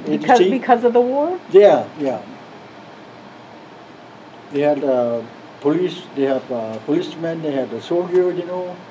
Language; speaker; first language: English; non-native, learner; Lao